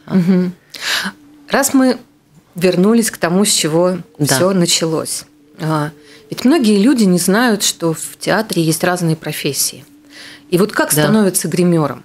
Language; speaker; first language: Russian; native; Russian